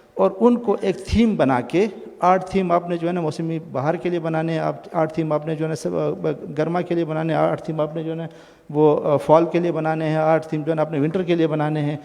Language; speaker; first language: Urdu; non-native, local second language; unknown